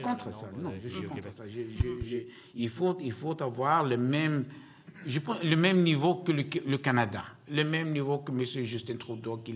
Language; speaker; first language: French; non-native, learner; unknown